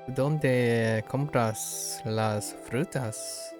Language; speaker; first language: Spanish; non-native, learner; English